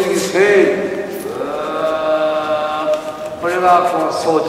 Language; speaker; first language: English; non-native, learner; Japanese